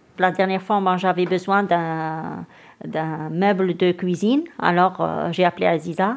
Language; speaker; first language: French; non-native, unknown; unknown